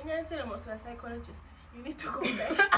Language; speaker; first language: English; non-native, local second language; Xhosa